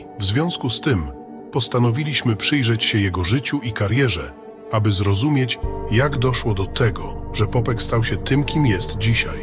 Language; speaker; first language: Polish; native; Polish